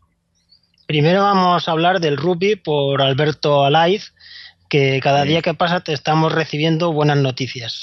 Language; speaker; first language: Spanish; native; Spanish